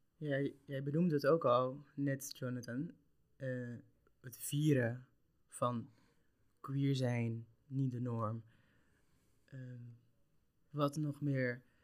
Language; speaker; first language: Dutch; non-native, local second language; Papiamento